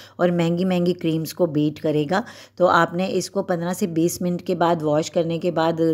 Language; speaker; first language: Hindi; native; Hindi